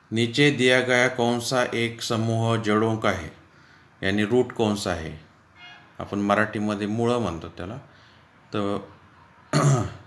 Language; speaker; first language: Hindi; non-native, local second language; Marathi